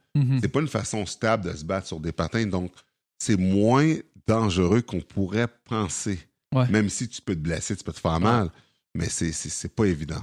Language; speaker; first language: French; native; French